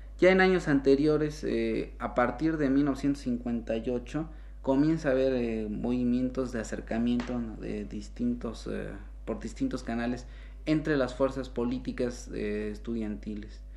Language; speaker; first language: Spanish; native; Spanish